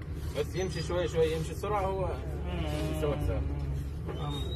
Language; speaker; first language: Arabic; non-native, learner; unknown